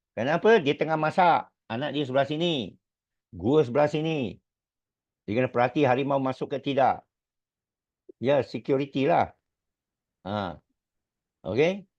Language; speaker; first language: Malay; non-native, local second language; Chinese